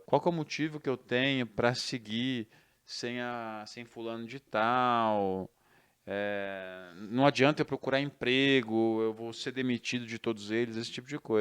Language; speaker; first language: Portuguese; native; Portuguese